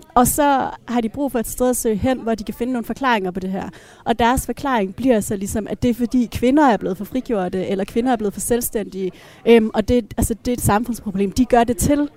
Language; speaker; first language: Danish; native; Danish